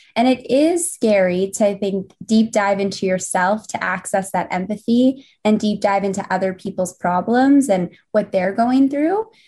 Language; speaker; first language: English; native; English